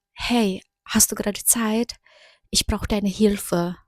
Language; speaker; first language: German; non-native, fluent; Indonesian